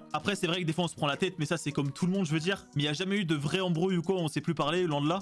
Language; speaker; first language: French; native; French